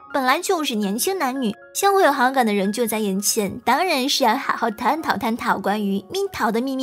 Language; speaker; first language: Chinese; native; Chinese